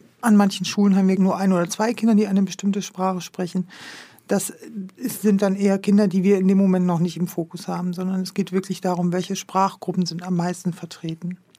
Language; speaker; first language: German; native; German